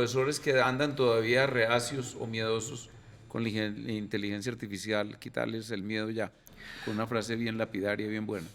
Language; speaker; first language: Spanish; native; Spanish